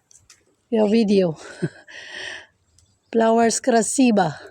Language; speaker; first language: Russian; non-native, learner; Filipino